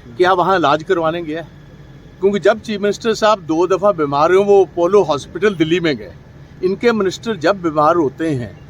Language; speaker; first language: Hindi; non-native, local second language; Punjabi